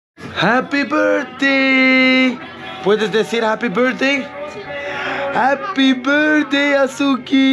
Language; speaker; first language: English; non-native, learner; Portuguese